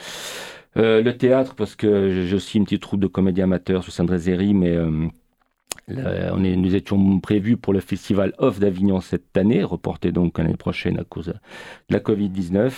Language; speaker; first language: French; native; French